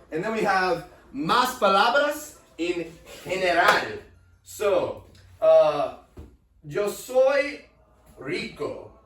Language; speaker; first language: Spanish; non-native, learner; English